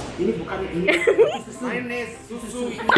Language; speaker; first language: Indonesian; non-native, fluent; Japanese